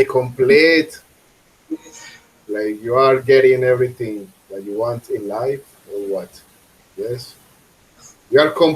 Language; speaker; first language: English; non-native, fluent; Spanish